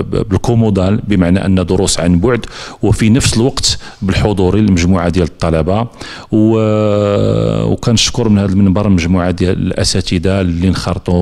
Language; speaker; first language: Arabic; native; Arabic